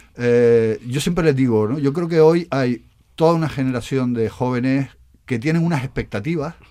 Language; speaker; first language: Spanish; native; Spanish